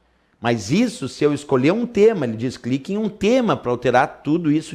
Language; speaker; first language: Portuguese; native; Portuguese